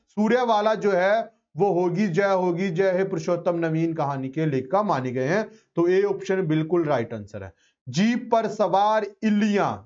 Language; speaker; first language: Hindi; non-native, local second language; Punjabi